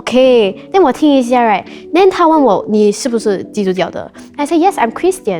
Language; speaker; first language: Chinese; non-native, local second language; English